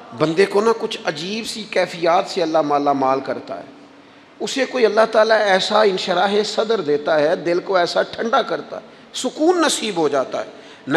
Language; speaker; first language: Urdu; non-native, local second language; Punjabi